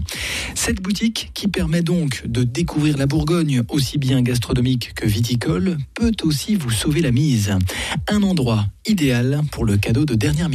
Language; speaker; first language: French; native; French